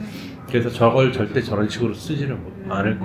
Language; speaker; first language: Korean; native; Korean